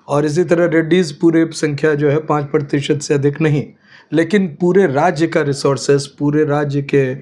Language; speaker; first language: Hindi; native; Hindi